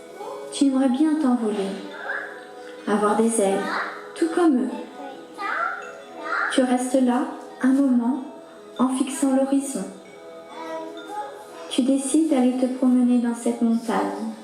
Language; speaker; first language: French; native; French